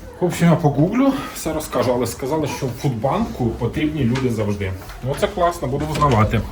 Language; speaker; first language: Ukrainian; non-native, local second language; Russian